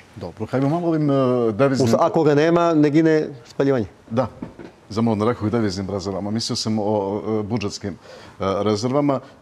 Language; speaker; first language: Bosnian; native; Bosnian